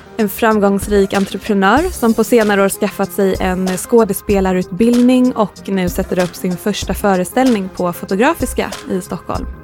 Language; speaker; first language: Swedish; native; Swedish